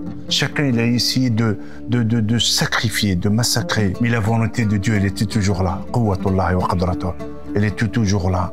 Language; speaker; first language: French; non-native, local second language; Arabic